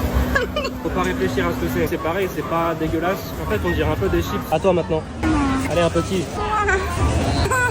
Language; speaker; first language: French; native; French